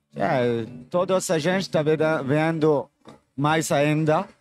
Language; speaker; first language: Portuguese; non-native, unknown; French